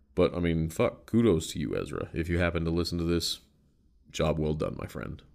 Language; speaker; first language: English; native; English